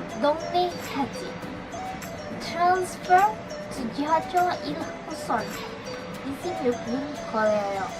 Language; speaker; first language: Korean; non-native, learner; Indonesian